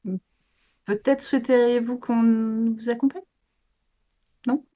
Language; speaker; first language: French; native; French